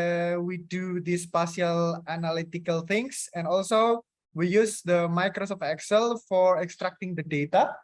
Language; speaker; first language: English; non-native, fluent; Indonesian